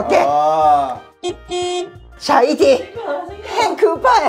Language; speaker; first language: Chinese; non-native, learner; Japanese